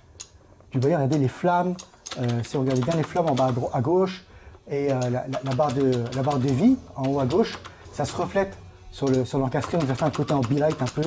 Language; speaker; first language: French; native; French